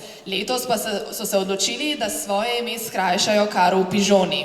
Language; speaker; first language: Slovenian; native; Slovenian